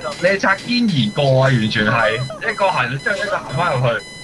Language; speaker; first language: Chinese; native; Chinese